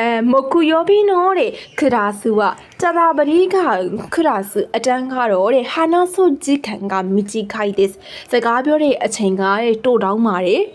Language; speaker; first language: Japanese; non-native, fluent; Burmese